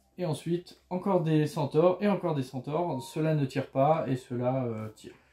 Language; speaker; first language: French; native; French